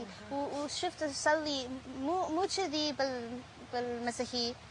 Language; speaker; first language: Arabic; non-native, learner; English